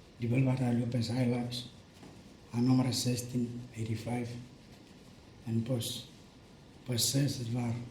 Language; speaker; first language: Afrikaans; non-native, local second language; Tswana